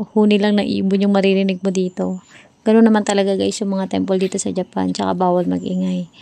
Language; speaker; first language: Filipino; native; Filipino